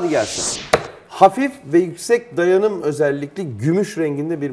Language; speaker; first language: Turkish; native; Turkish